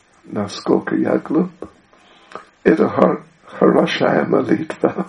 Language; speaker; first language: Russian; non-native, learner; English